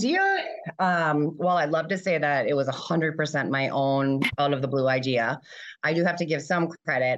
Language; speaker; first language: English; native; English